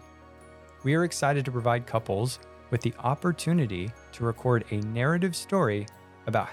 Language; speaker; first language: English; native; English